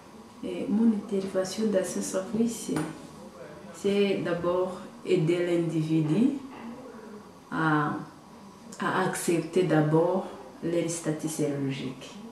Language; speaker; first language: French; non-native, local second language; Kinyarwanda